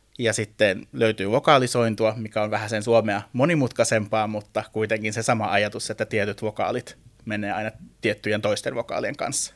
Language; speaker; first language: Finnish; native; Finnish